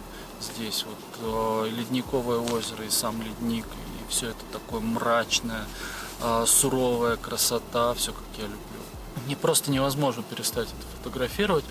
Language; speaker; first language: Russian; native; Russian